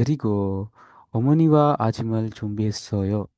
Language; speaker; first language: Korean; non-native, fluent; Sinhala